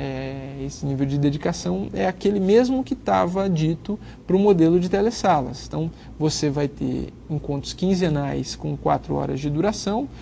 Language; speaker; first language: Portuguese; native; Portuguese